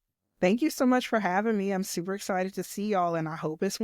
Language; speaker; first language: English; native; English